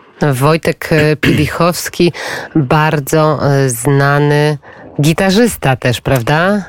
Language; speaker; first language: Polish; native; Polish